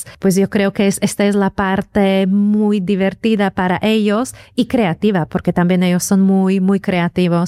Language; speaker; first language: Spanish; non-native, fluent; Slovak